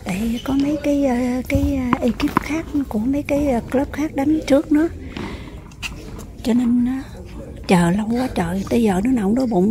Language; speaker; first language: Vietnamese; native; Vietnamese